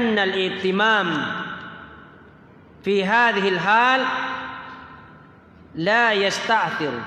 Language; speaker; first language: Arabic; non-native, fluent; Indonesian